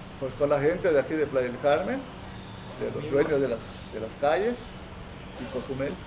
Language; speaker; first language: Spanish; native; Spanish